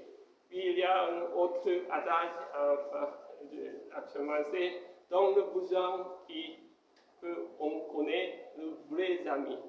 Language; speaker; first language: French; non-native, fluent; Korean